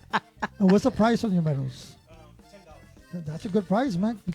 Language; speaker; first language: English; native; English